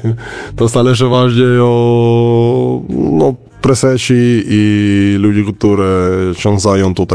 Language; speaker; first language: Polish; non-native, learner; Spanish